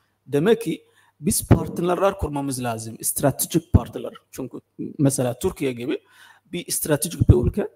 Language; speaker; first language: Turkish; non-native, fluent; Somali